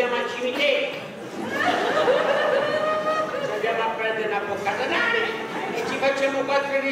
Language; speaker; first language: Italian; native; Italian